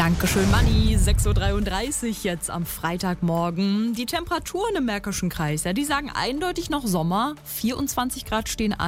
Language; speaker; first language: German; native; German